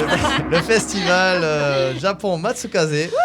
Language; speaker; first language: French; native; French